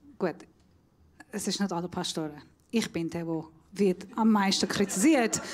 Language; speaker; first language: German; non-native, fluent; Assyrian Neo-Aramaic